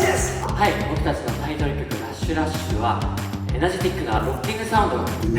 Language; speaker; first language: Japanese; non-native, learner; Korean